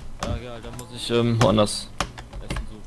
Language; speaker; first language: German; native; German